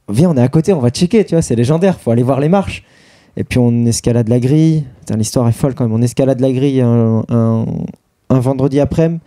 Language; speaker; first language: French; native; French